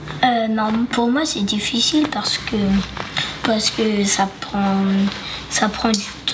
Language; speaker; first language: French; early bilingual, other home language; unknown